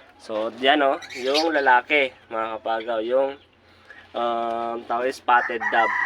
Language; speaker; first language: Filipino; native; Filipino